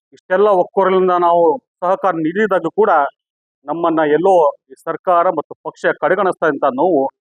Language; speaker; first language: Kannada; non-native, local second language; Lambadi